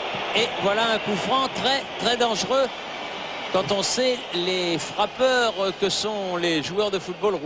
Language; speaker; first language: French; native; French